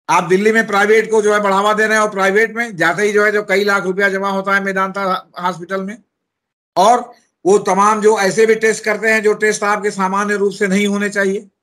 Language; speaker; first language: Hindi; native; Hindi